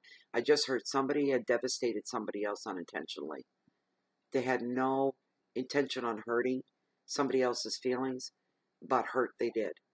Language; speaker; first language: English; native; English